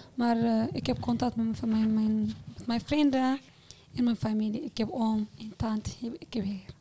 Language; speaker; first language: Dutch; non-native, fluent; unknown